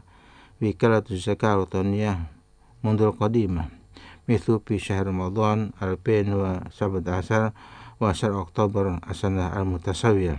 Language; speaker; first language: Arabic; non-native, fluent; Indonesian